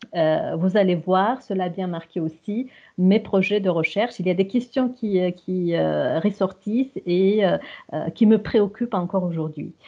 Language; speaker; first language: French; non-native, fluent; Romanian